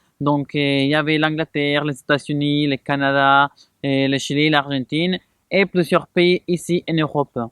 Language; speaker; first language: French; non-native, fluent; Spanish